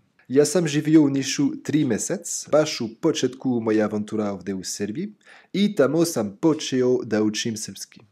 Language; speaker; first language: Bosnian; non-native, learner; French